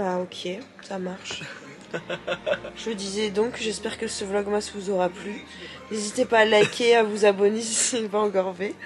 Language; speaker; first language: French; native; French